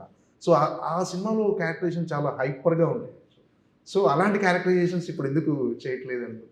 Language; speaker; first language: Telugu; native; Telugu